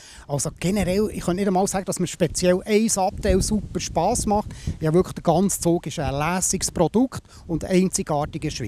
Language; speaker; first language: German; native; German